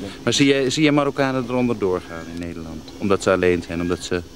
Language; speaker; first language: Dutch; native; Dutch